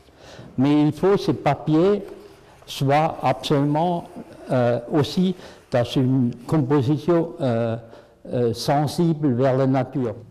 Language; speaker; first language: French; non-native, fluent; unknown